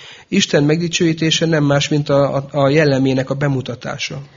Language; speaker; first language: Hungarian; native; Hungarian